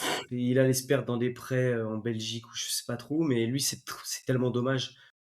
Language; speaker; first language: French; native; French